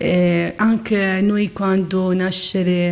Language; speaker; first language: Italian; non-native, learner; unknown